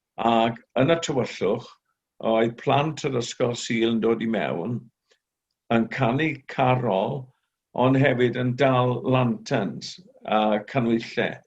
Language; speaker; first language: Welsh; native; Welsh